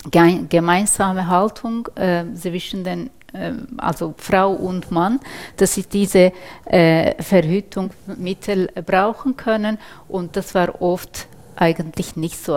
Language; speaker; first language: German; non-native, fluent; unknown